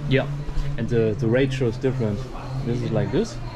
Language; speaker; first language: English; non-native, fluent; German